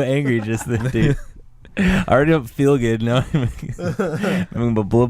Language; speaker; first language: English; native; English